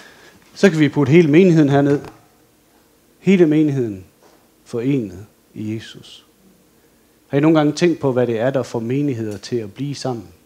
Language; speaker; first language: Danish; native; Danish